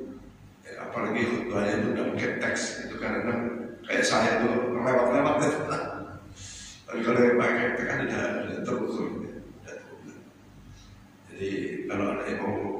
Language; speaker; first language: Indonesian; native; Indonesian